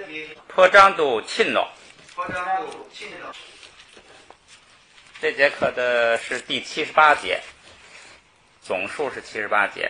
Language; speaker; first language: Chinese; native; Chinese